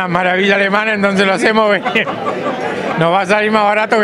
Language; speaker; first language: Spanish; native; Spanish